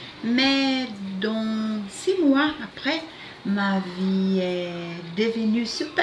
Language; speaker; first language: French; non-native, learner; Portuguese